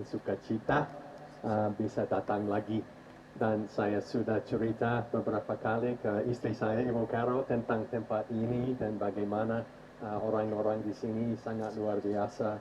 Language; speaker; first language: Indonesian; non-native, fluent; English